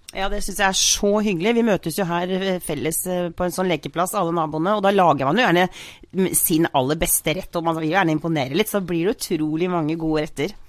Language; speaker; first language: Norwegian; native; Norwegian